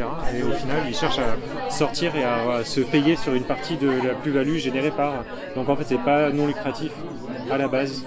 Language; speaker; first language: French; native; French